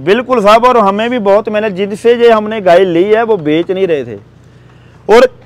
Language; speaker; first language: Hindi; native; Hindi